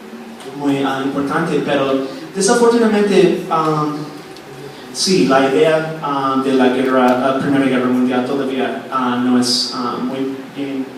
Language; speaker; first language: Spanish; non-native, fluent; English